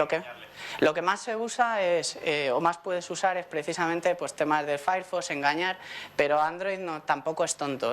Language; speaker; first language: Spanish; native; Spanish